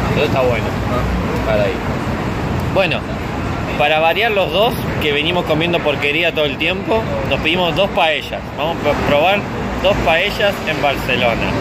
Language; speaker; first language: Spanish; native; Spanish